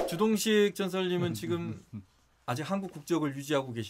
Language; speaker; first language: Korean; native; Korean